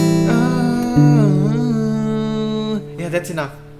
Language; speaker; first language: English; non-native, learner; Indonesian